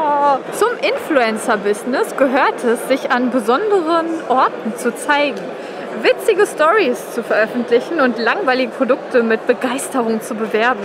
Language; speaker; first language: German; native; German